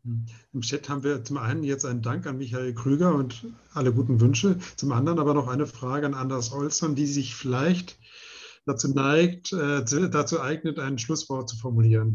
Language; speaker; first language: German; native; German